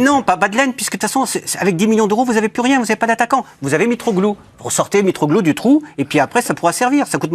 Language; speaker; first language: French; native; French